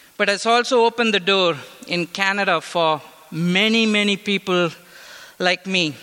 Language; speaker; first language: English; non-native, local second language; Tamil